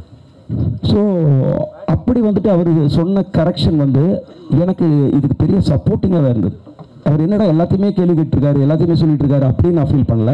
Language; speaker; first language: Tamil; native; Tamil